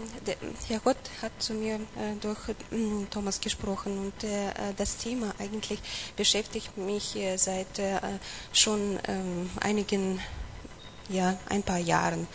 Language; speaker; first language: German; non-native, learner; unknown